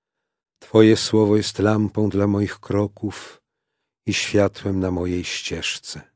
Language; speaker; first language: Polish; native; Polish